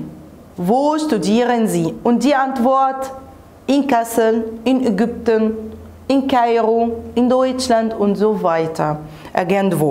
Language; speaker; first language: German; non-native, fluent; Arabic